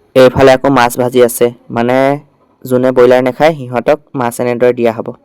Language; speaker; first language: Assamese; non-native, local second language; Bodo